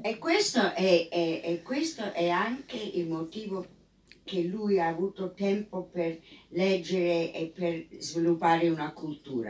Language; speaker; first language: Italian; non-native, fluent; English